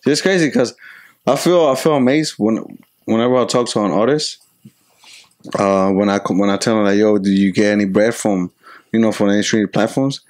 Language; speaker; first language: English; early bilingual, other home language; Spanish